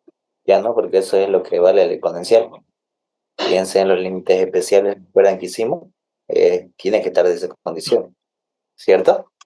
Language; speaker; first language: Spanish; native; Spanish